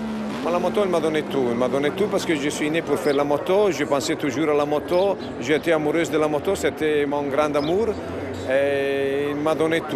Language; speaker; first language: French; non-native, learner; Italian